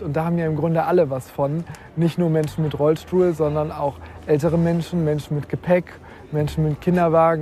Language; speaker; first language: German; native; German